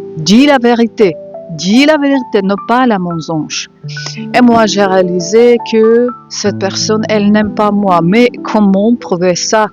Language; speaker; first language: French; non-native, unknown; Ukrainian